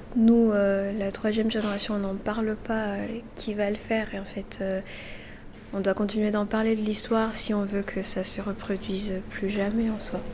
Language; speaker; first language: French; non-native, local second language; Kinyarwanda